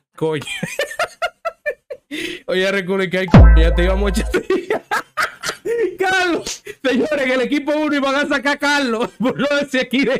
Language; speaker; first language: Spanish; native; Spanish